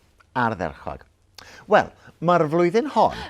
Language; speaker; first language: Welsh; native; Welsh